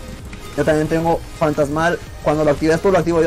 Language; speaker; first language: Spanish; native; Spanish